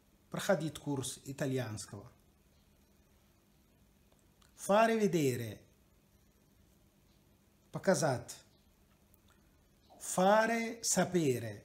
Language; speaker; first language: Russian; non-native, learner; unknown